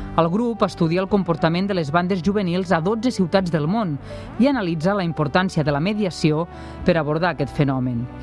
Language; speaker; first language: Catalan; native; Catalan